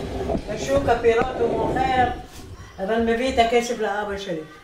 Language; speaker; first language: Hebrew; non-native, fluent; Arabic